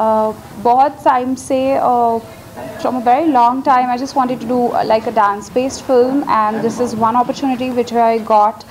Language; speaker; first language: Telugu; non-native, local second language; Hindi